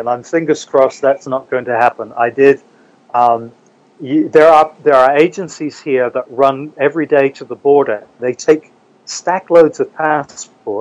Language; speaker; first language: English; native; English